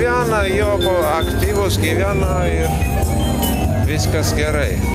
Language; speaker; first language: Lithuanian; non-native, learner; Armenian